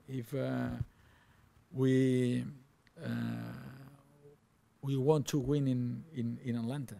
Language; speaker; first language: English; non-native, learner; Catalan